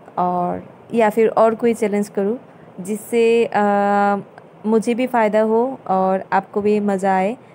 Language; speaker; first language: Hindi; non-native, local second language; Bangla